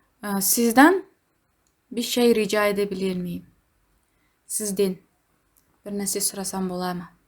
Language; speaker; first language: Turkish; non-native, fluent; Kazakh